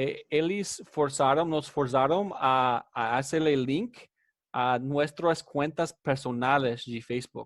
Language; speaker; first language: Spanish; non-native, fluent; English